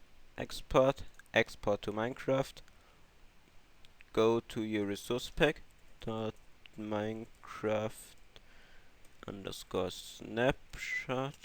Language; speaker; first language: English; non-native, fluent; German